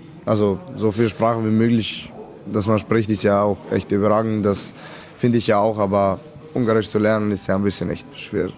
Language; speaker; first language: German; non-native, fluent; Serbian